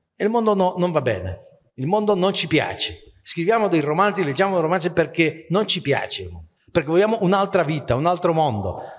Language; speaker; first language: Italian; non-native, fluent; Spanish